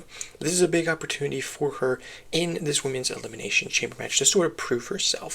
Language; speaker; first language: English; native; English